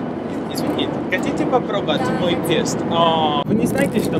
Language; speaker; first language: Russian; non-native, learner; Italian